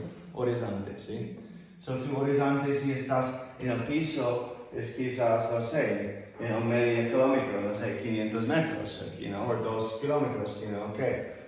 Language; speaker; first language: Spanish; non-native, fluent; English